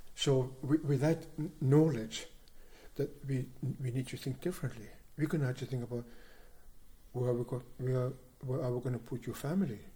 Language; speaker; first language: English; non-native, fluent; Kalaallisut